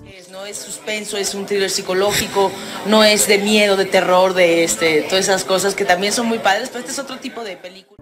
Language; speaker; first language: Spanish; native; Spanish